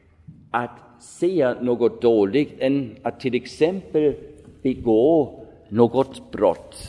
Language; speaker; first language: Swedish; non-native, fluent; German